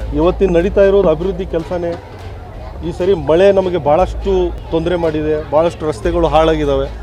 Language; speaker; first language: Kannada; native; Kannada